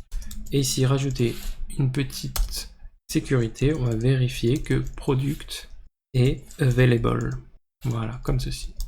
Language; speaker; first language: French; native; French